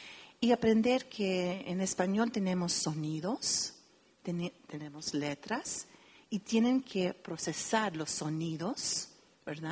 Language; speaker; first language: Spanish; early bilingual, heritage; Spanish